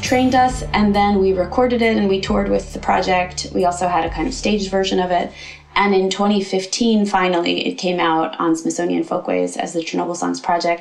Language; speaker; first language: English; early bilingual, other home language; Ukrainian